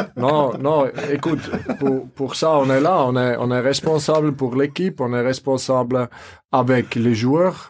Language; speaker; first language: French; non-native, fluent; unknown